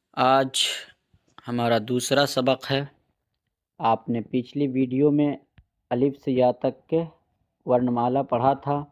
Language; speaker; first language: Hindi; native; Hindi